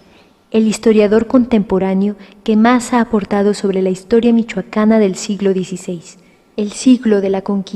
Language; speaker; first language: Spanish; native; Spanish